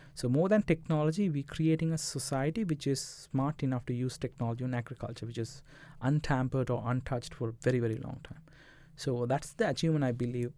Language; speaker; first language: English; non-native, local second language; Tamil